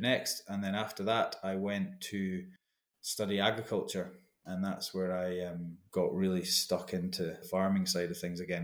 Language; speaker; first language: English; native; English